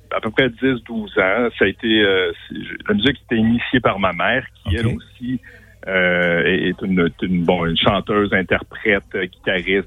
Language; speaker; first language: French; native; French